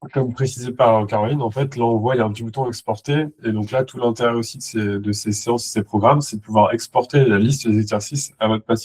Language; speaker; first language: French; native; French